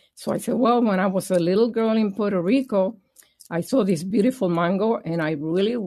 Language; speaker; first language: English; non-native, fluent; Spanish